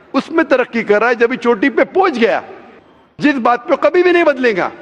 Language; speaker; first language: Hindi; non-native, local second language; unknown